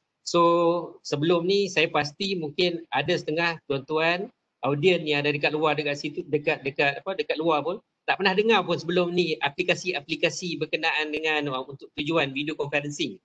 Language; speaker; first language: Malay; native; Malay